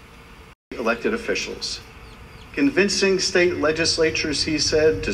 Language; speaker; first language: English; native; English